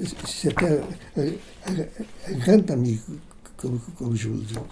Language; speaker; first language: French; non-native, fluent; Portuguese